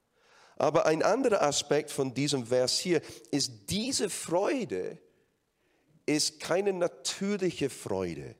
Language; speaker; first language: German; non-native, fluent; English